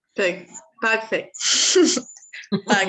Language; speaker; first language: French; non-native, learner; Spanish